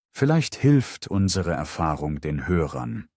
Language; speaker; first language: German; native; German